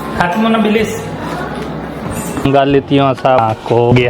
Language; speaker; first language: Filipino; non-native, learner; Hindi